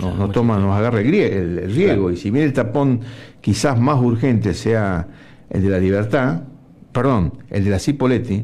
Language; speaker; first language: Spanish; native; Spanish